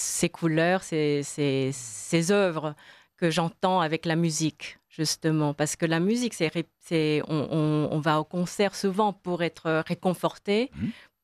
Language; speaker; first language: French; non-native, fluent; Korean